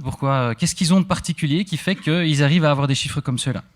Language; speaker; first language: French; native; French